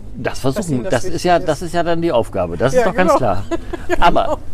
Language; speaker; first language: German; native; German